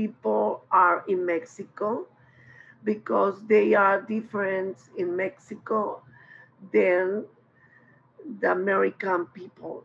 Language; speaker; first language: English; non-native, learner; Spanish